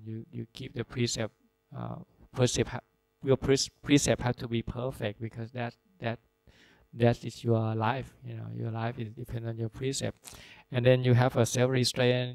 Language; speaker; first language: English; non-native, fluent; Thai